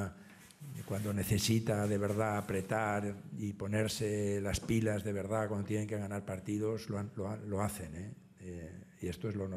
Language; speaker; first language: Spanish; native; Spanish